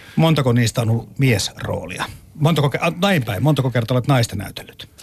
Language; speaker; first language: Finnish; native; Finnish